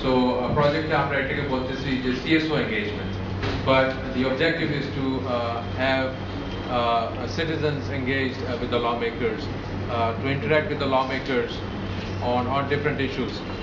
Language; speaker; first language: English; non-native, local second language; Bangla